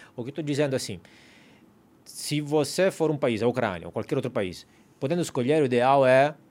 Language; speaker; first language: Portuguese; non-native, fluent; Italian